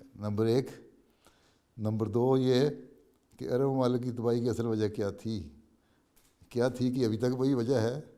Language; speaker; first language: Urdu; native; Urdu